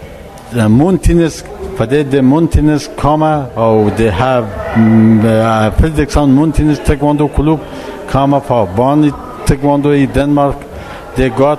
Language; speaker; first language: Danish; non-native, learner; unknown